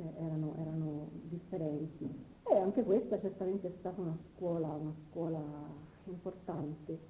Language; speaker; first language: Italian; native; Italian